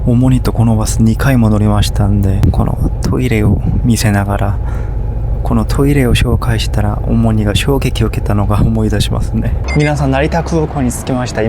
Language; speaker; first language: Japanese; non-native, fluent; Korean